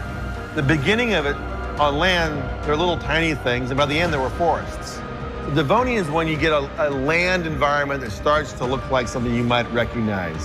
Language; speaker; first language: English; native; English